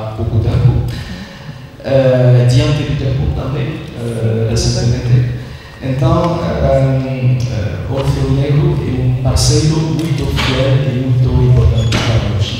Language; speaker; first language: Portuguese; non-native, learner; French